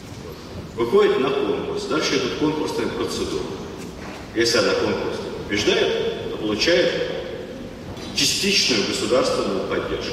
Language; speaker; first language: Russian; native; Russian